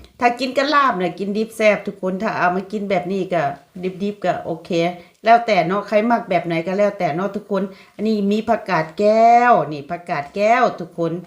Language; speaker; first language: Thai; non-native, local second language; Lao